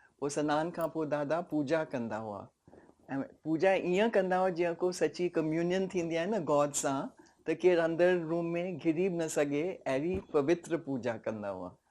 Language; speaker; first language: Sindhi; native; Sindhi